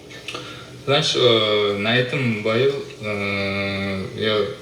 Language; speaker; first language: Russian; non-native, local second language; Uzbek